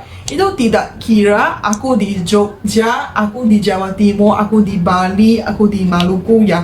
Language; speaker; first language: Indonesian; non-native, fluent; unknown